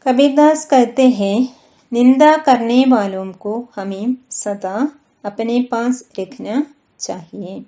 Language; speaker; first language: Hindi; non-native, local second language; Malayalam